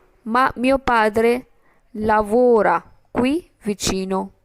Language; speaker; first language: Italian; non-native, fluent; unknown